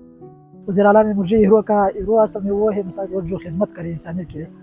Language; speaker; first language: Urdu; non-native, local second language; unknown